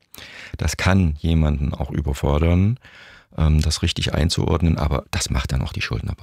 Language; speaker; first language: German; native; German